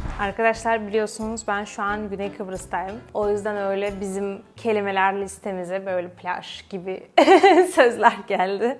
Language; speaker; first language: Turkish; non-native, fluent; Russian